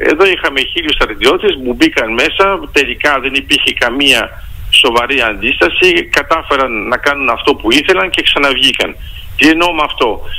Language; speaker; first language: Greek; early bilingual, heritage; Greek